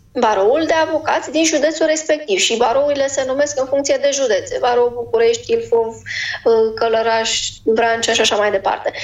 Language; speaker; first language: Romanian; native; Romanian